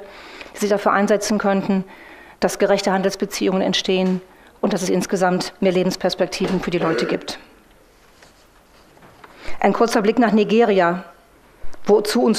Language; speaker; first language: German; native; German